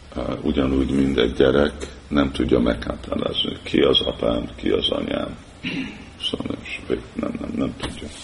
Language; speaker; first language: Hungarian; early bilingual, heritage; Hungarian